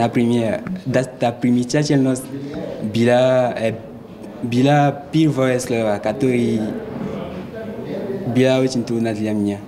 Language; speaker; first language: Russian; non-native, learner; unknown